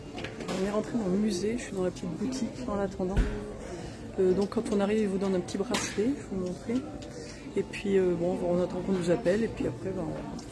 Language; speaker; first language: French; native; French